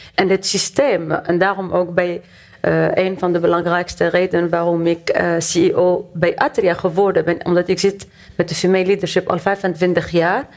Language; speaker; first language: Dutch; non-native, fluent; Arabic